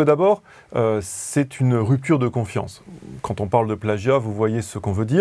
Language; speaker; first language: French; native; French